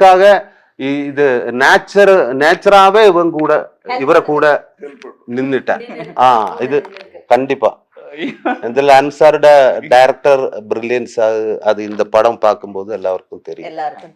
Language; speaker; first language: Tamil; non-native, learner; Malayalam